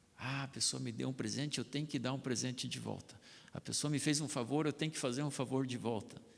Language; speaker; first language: Portuguese; non-native, local second language; German